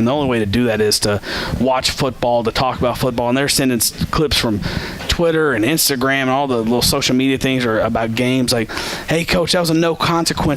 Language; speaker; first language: English; native; English